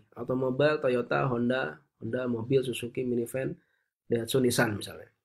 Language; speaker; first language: Indonesian; native; Indonesian